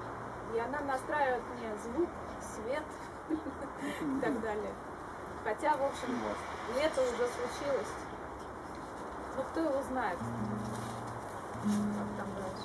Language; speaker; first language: Russian; native; Russian